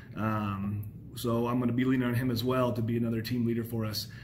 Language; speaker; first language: English; native; English